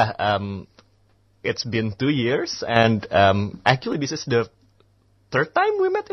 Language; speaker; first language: English; non-native, fluent; Indonesian